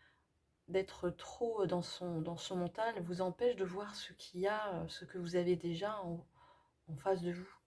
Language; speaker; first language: French; native; French